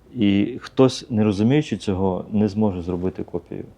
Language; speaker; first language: Ukrainian; native; Ukrainian